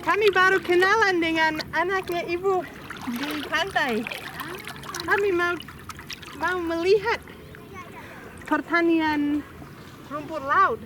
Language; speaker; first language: Indonesian; non-native, fluent; English